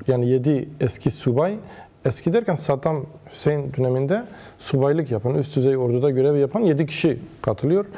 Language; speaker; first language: Turkish; non-native, local second language; Kurdish